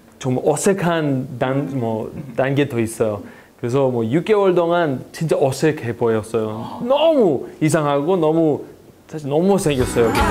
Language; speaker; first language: Korean; non-native, fluent; Greek